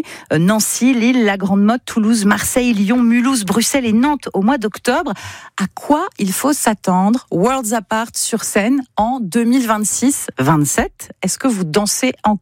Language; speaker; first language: French; native; French